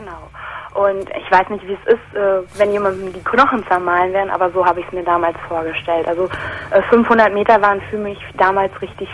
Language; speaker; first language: German; native; German